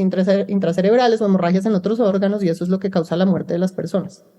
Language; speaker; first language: Spanish; native; Spanish